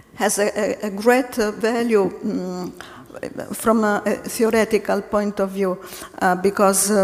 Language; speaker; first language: English; non-native, fluent; Italian